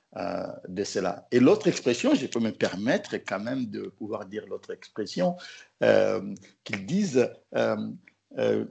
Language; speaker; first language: French; non-native, local second language; Lingala